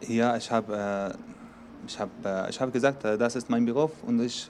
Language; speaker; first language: German; non-native, learner; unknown